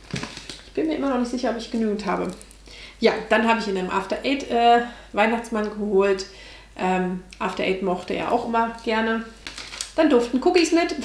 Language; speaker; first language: German; native; German